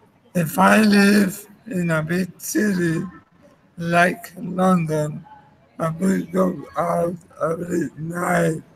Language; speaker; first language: English; non-native, learner; Spanish